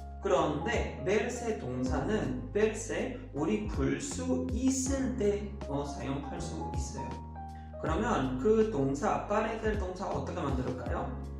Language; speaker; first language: Korean; non-native, fluent; Spanish